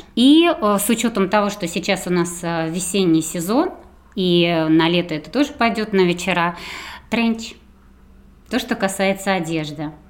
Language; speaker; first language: Russian; native; Russian